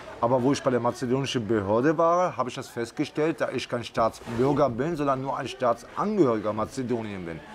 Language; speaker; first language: German; early bilingual, other home language; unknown